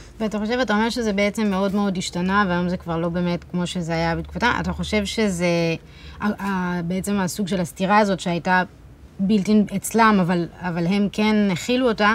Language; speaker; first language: Hebrew; native; Hebrew